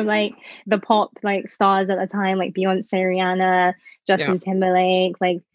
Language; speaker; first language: English; native; English